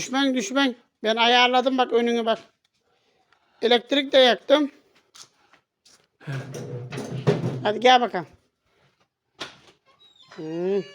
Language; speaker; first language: Turkish; native; Turkish